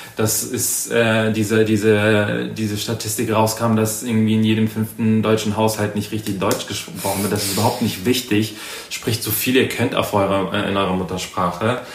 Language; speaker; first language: German; early bilingual, other home language; Persian